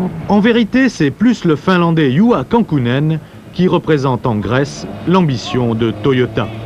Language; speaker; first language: French; native; French